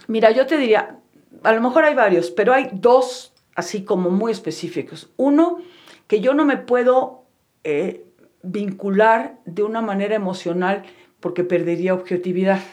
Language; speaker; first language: Spanish; native; Spanish